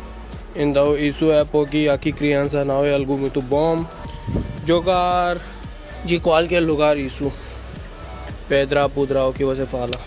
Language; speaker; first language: Portuguese; non-native, learner; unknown